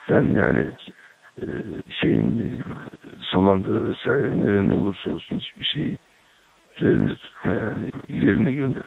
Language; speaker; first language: Turkish; native; Turkish